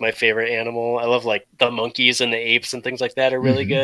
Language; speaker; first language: English; native; English